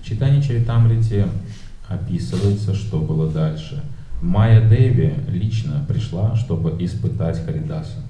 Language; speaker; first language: Russian; native; Russian